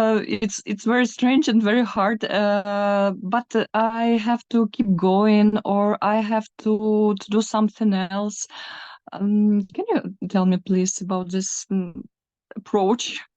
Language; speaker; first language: English; non-native, learner; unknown